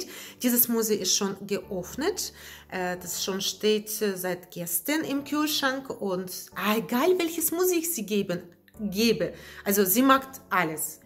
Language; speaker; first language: German; non-native, learner; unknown